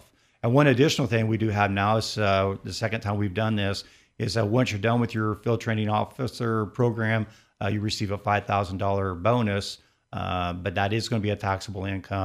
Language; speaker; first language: English; native; English